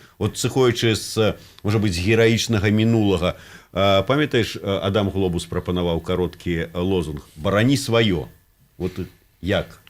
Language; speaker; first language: Belarusian; native; Belarusian